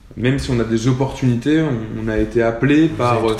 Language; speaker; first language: French; native; French